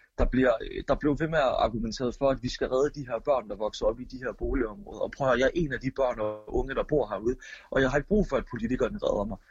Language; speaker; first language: Danish; early bilingual, other home language; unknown